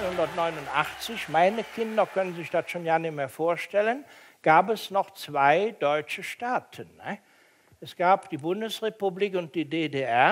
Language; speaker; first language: German; native; German